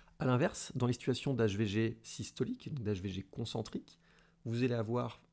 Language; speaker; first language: French; native; French